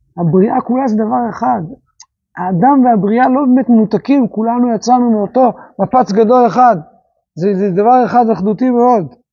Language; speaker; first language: Hebrew; native; Hebrew